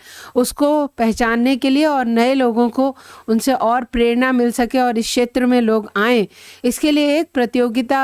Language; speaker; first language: Hindi; native; Hindi